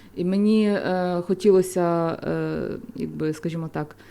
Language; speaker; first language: Ukrainian; native; Ukrainian